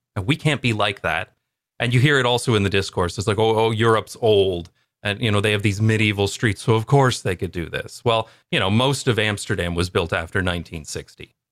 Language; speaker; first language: English; native; English